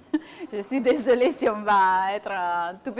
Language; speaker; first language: French; non-native, fluent; Italian